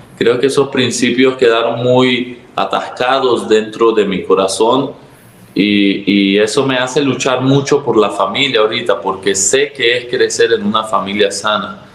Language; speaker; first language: Spanish; early bilingual, other home language; Arabic